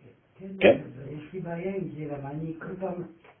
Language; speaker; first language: Hebrew; non-native, learner; French